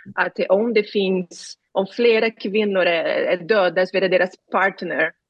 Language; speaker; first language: Swedish; non-native, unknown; Portuguese